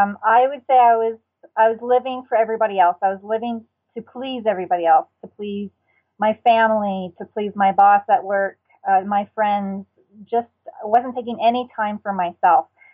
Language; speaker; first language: English; native; English